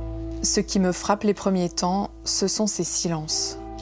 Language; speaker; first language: French; native; French